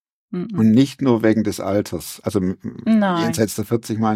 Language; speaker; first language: German; native; German